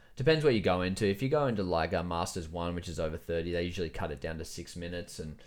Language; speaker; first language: English; native; English